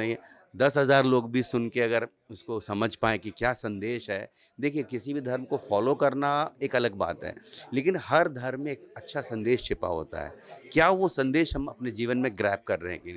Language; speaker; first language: Hindi; native; Hindi